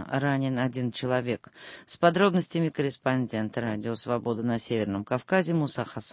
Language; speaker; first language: Russian; native; Russian